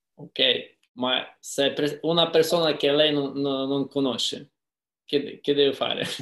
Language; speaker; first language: Italian; non-native, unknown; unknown